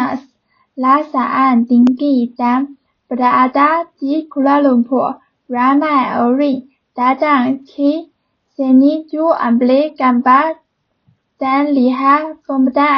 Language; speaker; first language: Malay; non-native, learner; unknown